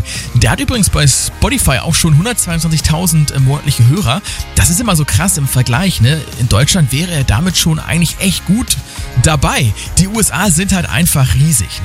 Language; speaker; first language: German; native; German